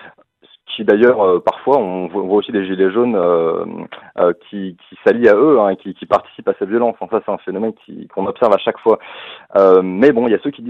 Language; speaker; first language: French; native; French